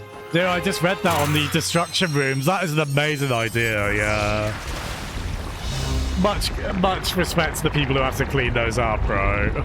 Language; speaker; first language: English; native; English